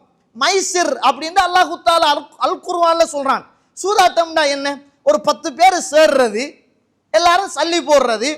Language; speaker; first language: Tamil; native; Tamil